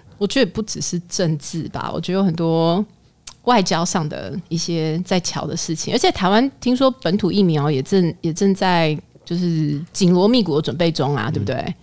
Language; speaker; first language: Chinese; native; Chinese